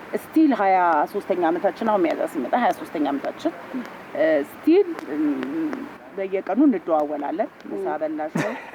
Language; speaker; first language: Amharic; native; Amharic